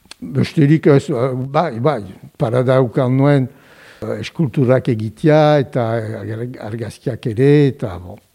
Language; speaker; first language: Basque; non-native, local second language; French